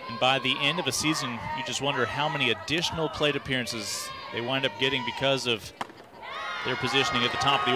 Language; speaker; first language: English; native; English